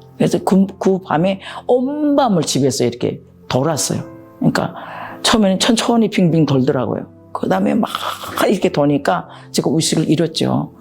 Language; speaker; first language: Korean; native; Korean